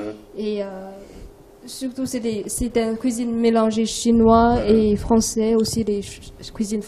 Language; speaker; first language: French; non-native, learner; Chinese